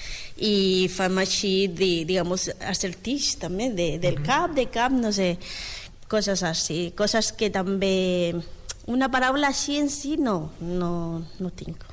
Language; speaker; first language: Catalan; non-native, learner; Spanish